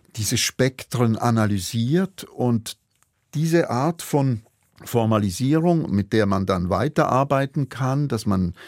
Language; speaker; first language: German; native; German